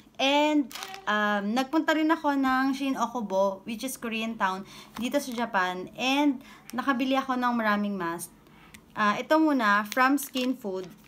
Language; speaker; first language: Filipino; native; Filipino